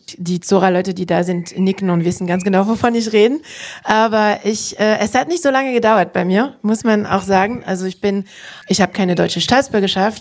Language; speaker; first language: German; non-native, fluent; French